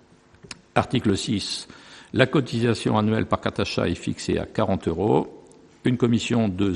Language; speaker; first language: French; native; French